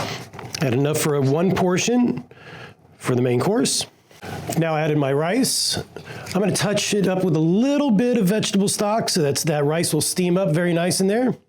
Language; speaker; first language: English; native; English